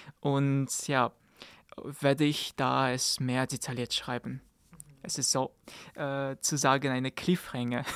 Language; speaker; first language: German; non-native, learner; Kazakh